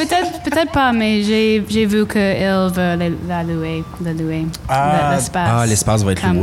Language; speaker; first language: French; non-native, learner; English